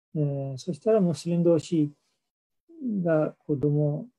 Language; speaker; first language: Japanese; non-native, fluent; Urdu